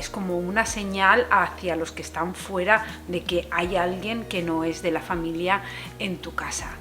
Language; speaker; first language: Spanish; native; Spanish